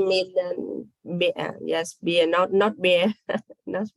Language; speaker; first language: English; non-native, learner; Vietnamese